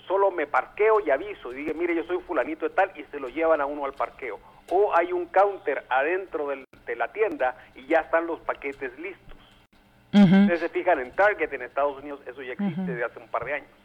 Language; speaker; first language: Spanish; native; Spanish